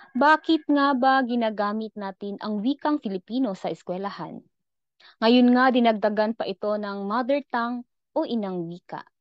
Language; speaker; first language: Filipino; non-native, local second language; Cebuano